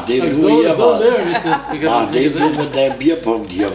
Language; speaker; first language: German; native; German